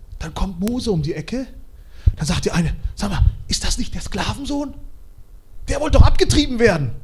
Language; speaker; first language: German; early bilingual, other home language; Russian